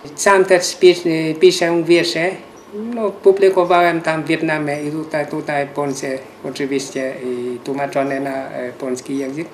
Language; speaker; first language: Polish; non-native, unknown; Vietnamese